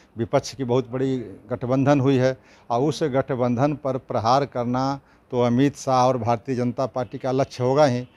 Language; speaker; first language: Hindi; native; Hindi